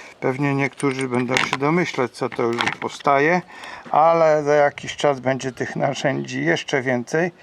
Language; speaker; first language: Polish; native; Polish